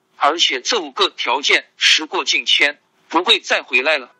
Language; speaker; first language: Chinese; non-native, local second language; Hakka Chinese